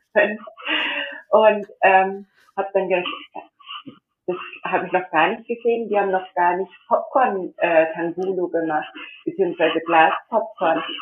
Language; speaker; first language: German; early bilingual, heritage; German